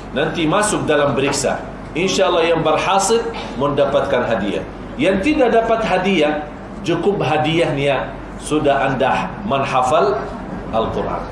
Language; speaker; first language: Malay; non-native, fluent; Arabic